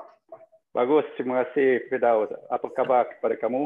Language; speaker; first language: Indonesian; non-native, local second language; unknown